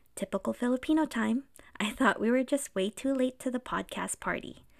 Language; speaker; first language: English; native; English